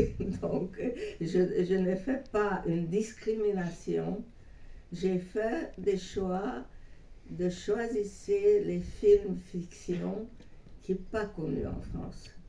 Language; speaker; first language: French; non-native, fluent; Hungarian